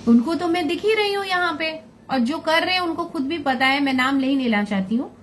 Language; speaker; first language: Hindi; non-native, local second language; Bangla